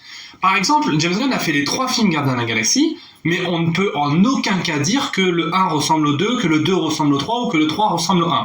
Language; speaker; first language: French; native; French